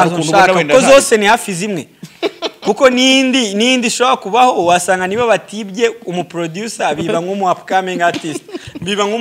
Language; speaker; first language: Kinyarwanda; early bilingual, heritage; Kinyarwanda